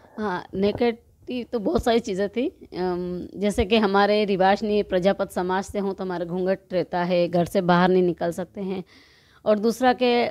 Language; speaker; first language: Hindi; native; Hindi